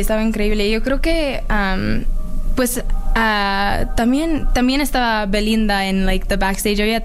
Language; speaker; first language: Spanish; early bilingual, heritage; Spanish